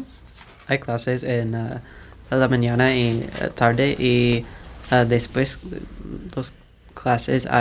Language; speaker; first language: Spanish; non-native, learner; English